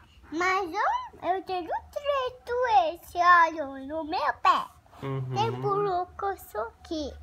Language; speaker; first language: Portuguese; early bilingual, other home language; Persian